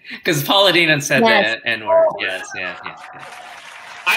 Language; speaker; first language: English; native; English